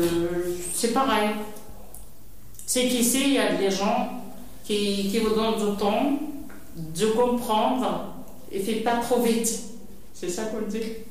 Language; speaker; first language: French; non-native, learner; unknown